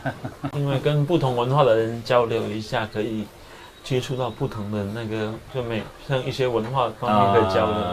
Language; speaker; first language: Chinese; native; Chinese